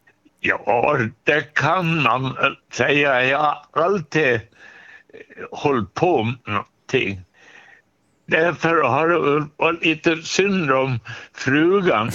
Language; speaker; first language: Swedish; native; Swedish